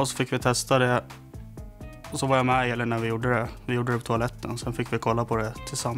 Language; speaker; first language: Swedish; native; Swedish